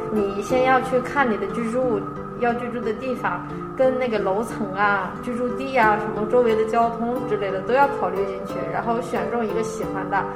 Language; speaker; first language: Chinese; native; Chinese